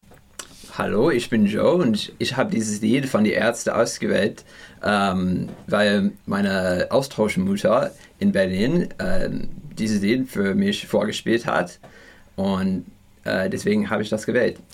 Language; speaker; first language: German; non-native, learner; English